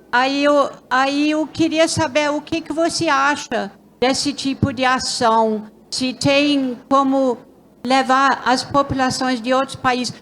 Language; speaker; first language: Portuguese; non-native, fluent; English